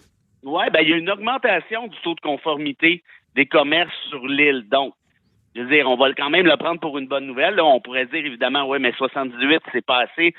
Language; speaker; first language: French; native; French